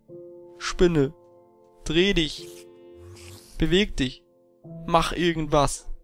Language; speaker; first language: German; native; German